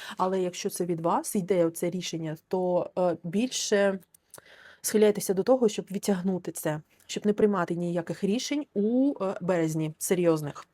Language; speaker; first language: Ukrainian; non-native, local second language; Russian